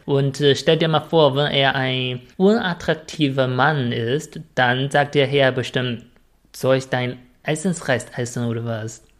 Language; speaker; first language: German; non-native, fluent; Chinese